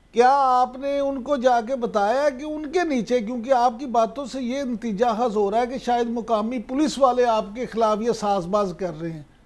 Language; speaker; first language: Urdu; native; Urdu